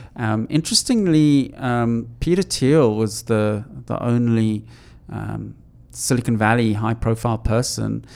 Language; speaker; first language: English; native; English